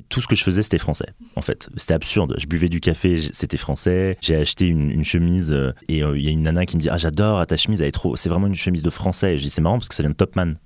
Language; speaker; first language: French; native; French